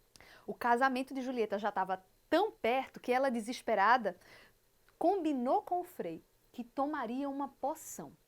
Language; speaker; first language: Portuguese; native; Portuguese